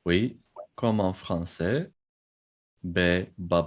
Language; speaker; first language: French; non-native, fluent; Turkish